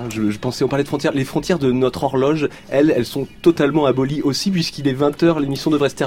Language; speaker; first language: French; native; French